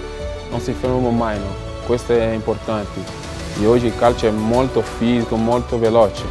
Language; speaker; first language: Italian; non-native, fluent; Portuguese